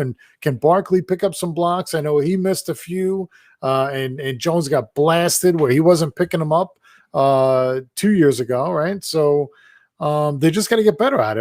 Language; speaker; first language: English; native; English